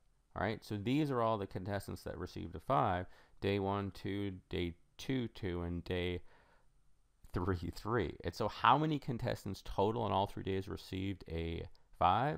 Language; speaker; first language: English; native; English